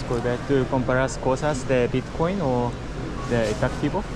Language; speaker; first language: Spanish; non-native, learner; Korean